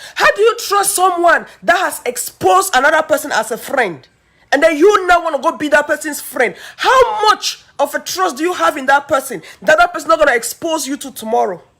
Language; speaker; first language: Nigerian Pidgin; native; Nigerian Pidgin